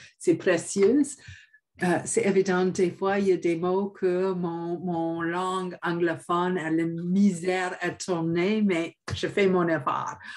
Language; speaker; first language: French; non-native, fluent; English